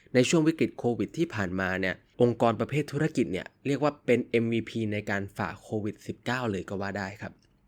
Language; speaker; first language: Thai; native; Thai